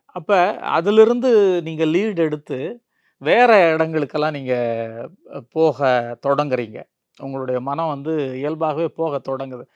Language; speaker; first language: Tamil; native; Tamil